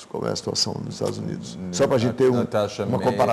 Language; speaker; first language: Portuguese; native; Portuguese